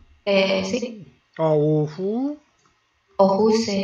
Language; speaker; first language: Korean; non-native, learner; Indonesian